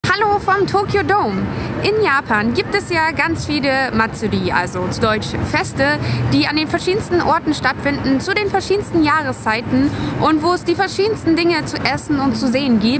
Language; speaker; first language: German; native; German